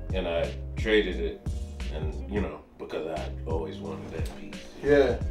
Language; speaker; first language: English; native; English